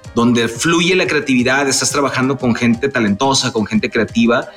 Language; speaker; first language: Spanish; native; Spanish